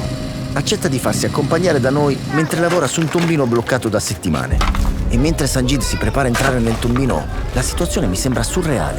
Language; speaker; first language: Italian; native; Italian